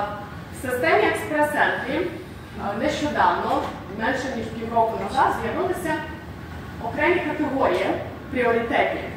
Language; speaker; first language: Ukrainian; native; Ukrainian